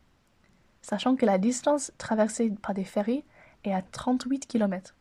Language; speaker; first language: French; native; French